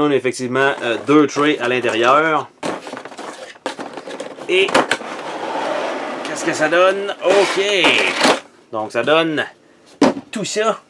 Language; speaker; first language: French; native; French